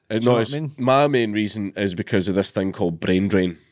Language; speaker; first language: English; native; English